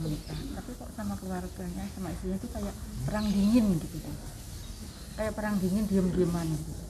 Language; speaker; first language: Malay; non-native, local second language; Javanese